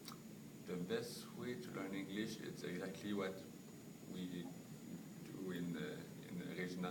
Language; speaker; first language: English; non-native, learner; French